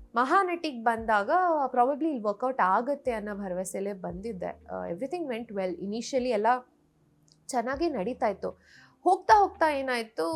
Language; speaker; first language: Kannada; non-native, local second language; Rajasthani